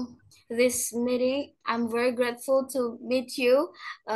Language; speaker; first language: English; non-native, learner; Indonesian